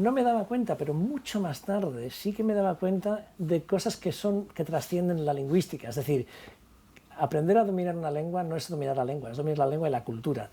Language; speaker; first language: Spanish; native; Spanish